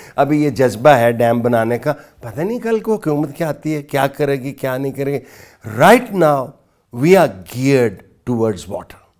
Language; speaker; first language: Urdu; non-native, local second language; Punjabi